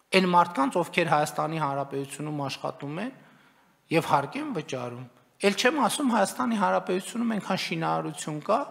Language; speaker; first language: Armenian; native; Armenian